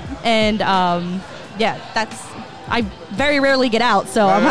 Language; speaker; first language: English; native; English